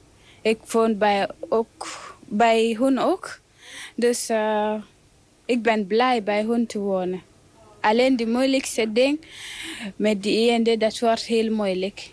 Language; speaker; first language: Dutch; non-native, learner; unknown